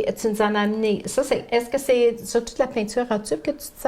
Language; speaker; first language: French; native; French